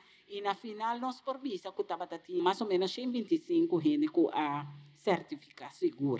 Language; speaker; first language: Portuguese; non-native, learner; Papiamento